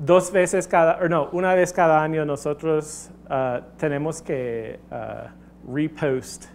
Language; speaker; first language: Spanish; non-native, fluent; English